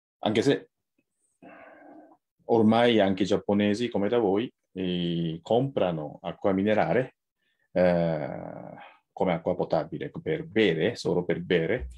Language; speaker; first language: Italian; non-native, fluent; Japanese